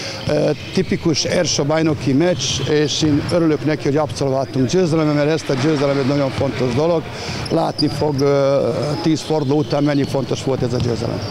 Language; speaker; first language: Hungarian; non-native, learner; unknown